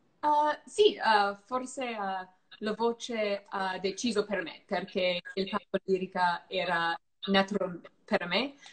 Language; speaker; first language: Italian; non-native, learner; English